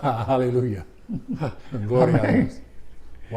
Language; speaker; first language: Spanish; non-native, learner; English